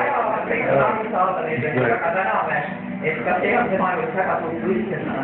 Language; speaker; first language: Estonian; native; Estonian